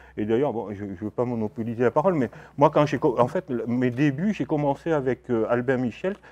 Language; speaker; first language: French; native; French